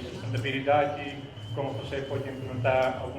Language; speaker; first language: Portuguese; non-native, fluent; Dutch